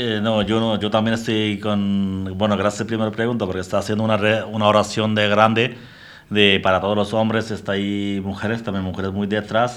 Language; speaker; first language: Spanish; non-native, learner; Bangla